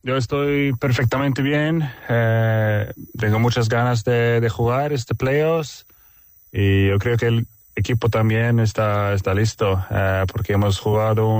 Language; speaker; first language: Spanish; non-native, fluent; Swedish